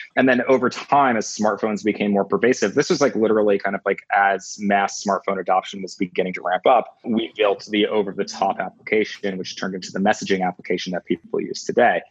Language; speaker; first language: English; native; English